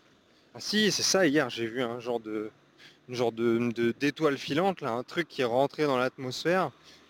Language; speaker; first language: French; native; French